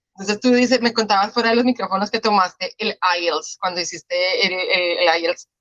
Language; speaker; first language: Spanish; native; Spanish